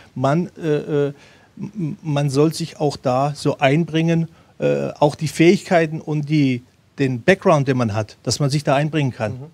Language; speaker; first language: German; early bilingual, other home language; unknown